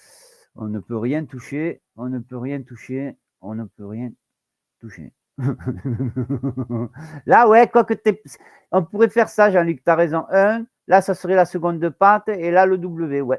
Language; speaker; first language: French; native; French